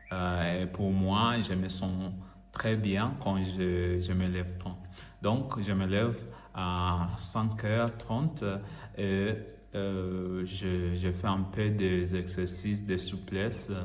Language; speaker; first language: French; non-native, learner; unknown